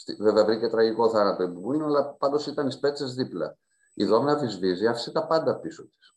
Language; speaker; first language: Greek; native; Greek